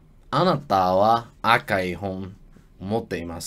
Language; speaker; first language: Japanese; non-native, learner; English